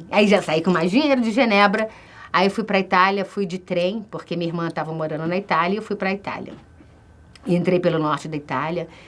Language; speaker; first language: Portuguese; native; Portuguese